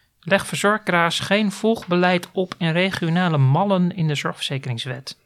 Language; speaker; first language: Dutch; native; Dutch